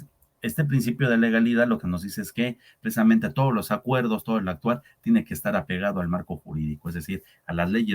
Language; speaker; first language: Spanish; native; Spanish